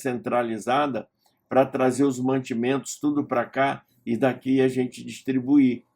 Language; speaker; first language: Portuguese; native; Portuguese